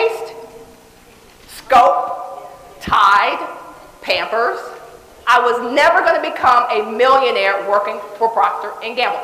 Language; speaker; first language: English; native; English